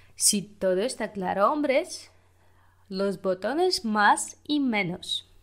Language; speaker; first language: Spanish; non-native, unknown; Russian